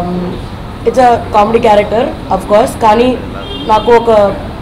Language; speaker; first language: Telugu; non-native, fluent; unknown